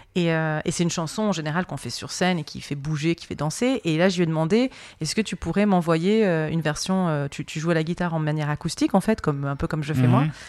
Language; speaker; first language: French; native; French